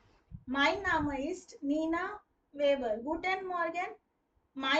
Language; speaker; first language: German; non-native, fluent; Hindi